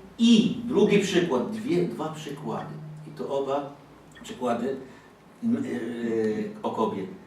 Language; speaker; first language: Polish; non-native, fluent; Arabic